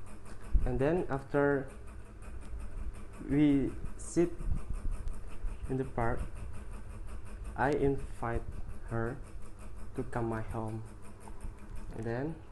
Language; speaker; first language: English; non-native, learner; Indonesian